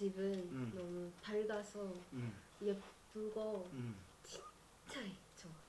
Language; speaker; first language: Korean; non-native, learner; Japanese